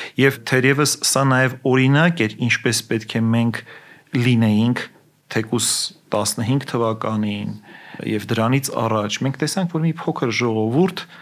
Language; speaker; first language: Armenian; native; Armenian